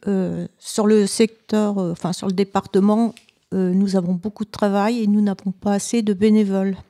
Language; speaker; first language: French; native; French